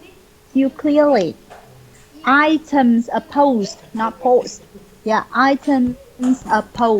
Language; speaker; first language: English; non-native, fluent; Vietnamese